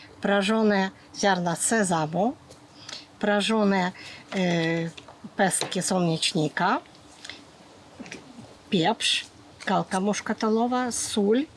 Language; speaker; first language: Polish; non-native, fluent; Ukrainian